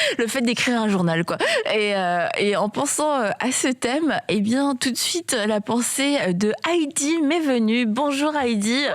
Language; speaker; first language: French; native; French